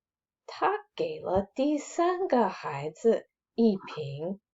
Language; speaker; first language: Chinese; non-native, fluent; English